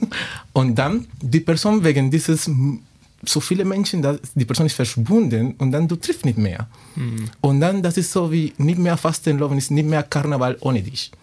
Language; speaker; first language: German; non-native, fluent; Spanish